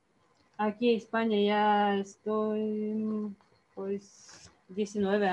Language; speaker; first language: Spanish; non-native, fluent; Ukrainian